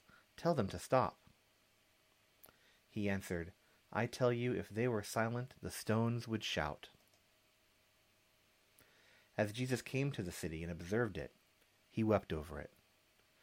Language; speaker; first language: English; native; English